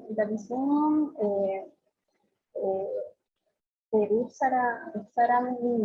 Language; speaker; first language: Korean; non-native, learner; Spanish